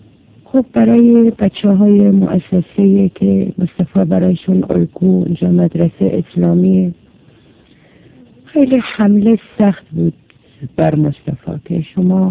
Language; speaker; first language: Persian; non-native, learner; Arabic